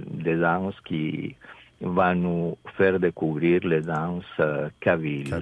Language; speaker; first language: French; non-native, fluent; Spanish